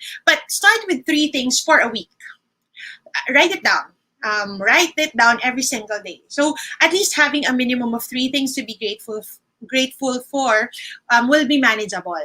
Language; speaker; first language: English; non-native, local second language; Filipino